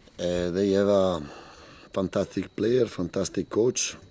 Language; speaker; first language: English; non-native, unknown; Italian